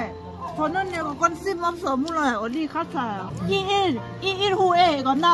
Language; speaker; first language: Korean; non-native, learner; Lao